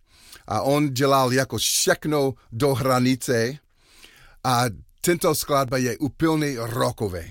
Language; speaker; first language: Czech; non-native, learner; English